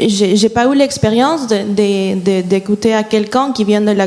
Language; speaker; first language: French; non-native, fluent; Spanish